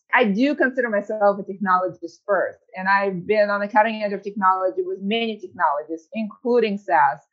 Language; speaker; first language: English; early bilingual, other home language; Ukrainian